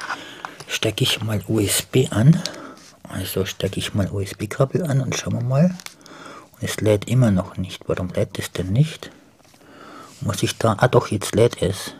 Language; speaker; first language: German; native; German